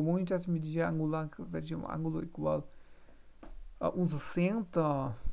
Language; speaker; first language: Portuguese; non-native, learner; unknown